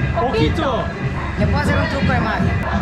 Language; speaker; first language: Spanish; non-native, learner; Turkish